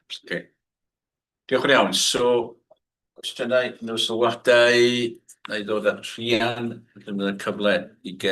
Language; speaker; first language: Welsh; non-native, learner; English